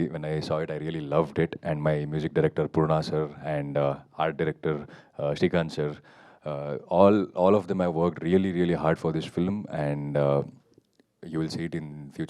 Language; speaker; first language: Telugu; non-native, fluent; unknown